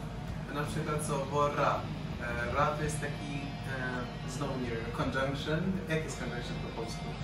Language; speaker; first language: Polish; non-native, fluent; Persian